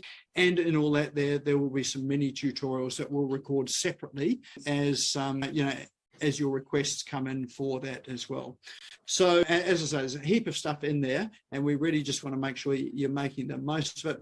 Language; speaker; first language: English; native; English